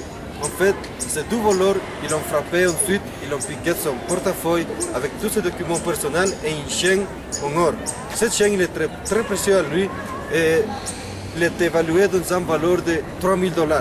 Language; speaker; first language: French; non-native, fluent; Spanish